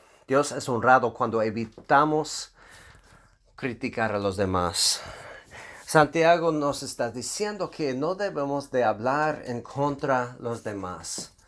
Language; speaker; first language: Spanish; non-native, fluent; English